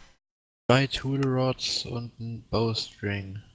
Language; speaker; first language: German; native; German